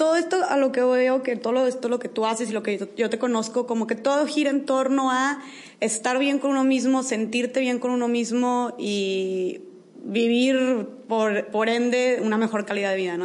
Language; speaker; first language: Spanish; native; Spanish